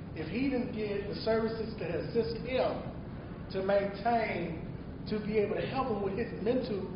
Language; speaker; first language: English; native; English